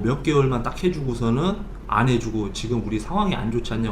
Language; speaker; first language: Korean; native; Korean